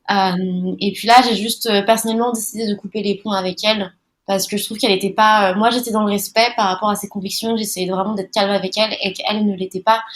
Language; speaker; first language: French; early bilingual, other home language; Malagasy